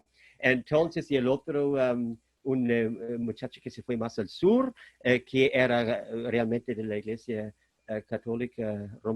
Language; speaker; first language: Spanish; non-native, fluent; German